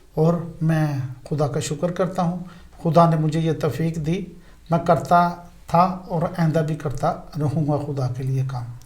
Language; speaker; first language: Urdu; non-native, local second language; Punjabi